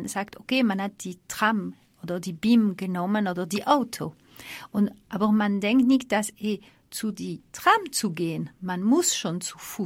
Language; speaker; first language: German; non-native, fluent; French